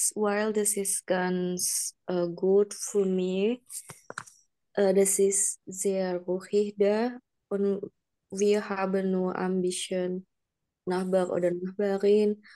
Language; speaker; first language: German; non-native, learner; Indonesian